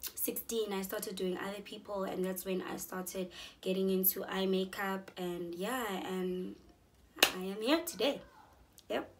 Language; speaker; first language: English; non-native, local second language; Zulu